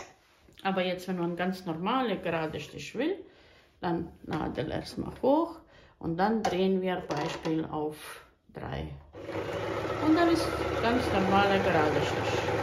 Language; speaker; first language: German; non-native, fluent; Bosnian